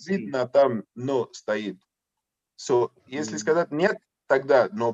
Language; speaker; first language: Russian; non-native, learner; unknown